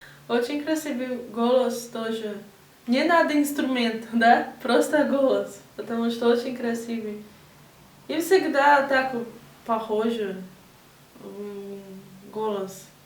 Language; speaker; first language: Russian; non-native, learner; Portuguese